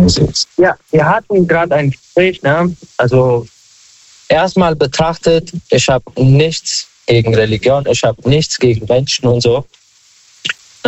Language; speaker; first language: German; non-native, local second language; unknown